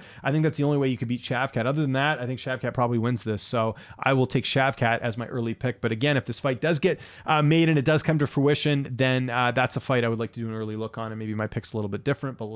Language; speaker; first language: English; native; English